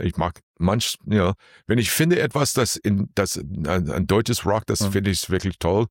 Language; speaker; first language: German; non-native, learner; English